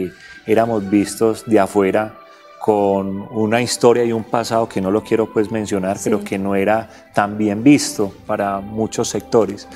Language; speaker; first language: Spanish; native; Spanish